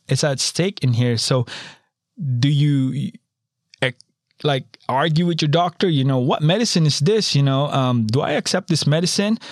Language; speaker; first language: English; non-native, local second language; Filipino